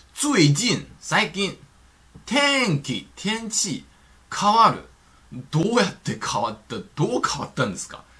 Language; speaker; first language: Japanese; non-native, fluent; Chinese